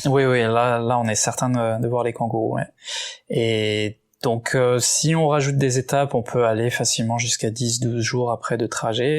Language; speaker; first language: French; native; French